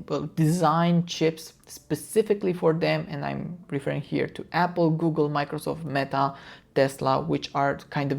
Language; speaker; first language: English; non-native, fluent; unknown